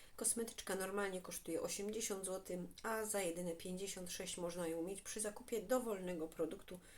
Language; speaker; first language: Polish; native; Polish